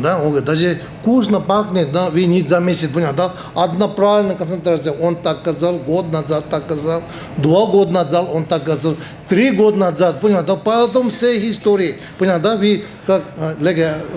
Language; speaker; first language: Russian; non-native, learner; Tibetan